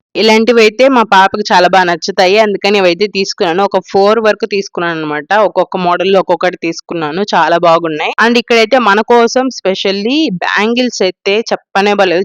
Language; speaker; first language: Telugu; non-native, local second language; Tamil